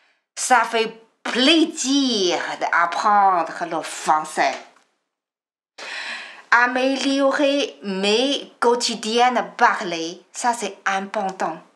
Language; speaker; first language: French; non-native, learner; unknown